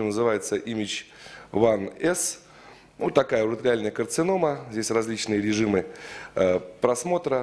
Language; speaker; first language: Russian; native; Russian